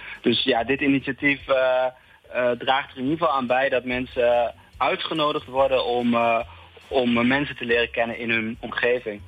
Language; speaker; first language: Dutch; native; Dutch